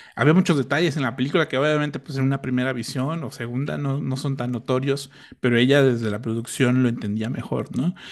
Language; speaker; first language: Spanish; native; Spanish